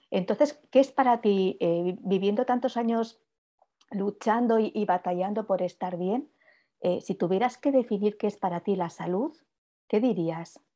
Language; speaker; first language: Spanish; native; Spanish